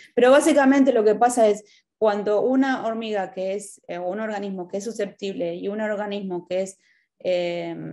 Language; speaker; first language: Spanish; native; Spanish